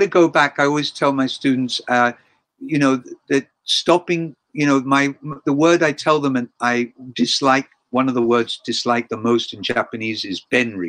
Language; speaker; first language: English; native; English